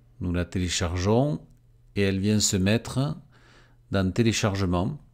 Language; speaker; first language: French; native; French